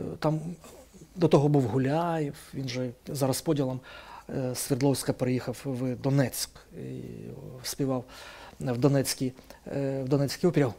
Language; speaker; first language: Ukrainian; native; Ukrainian